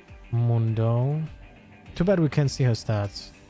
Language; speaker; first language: English; non-native, fluent; Polish